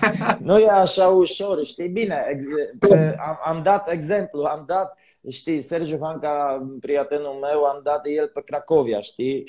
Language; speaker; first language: Romanian; non-native, learner; Polish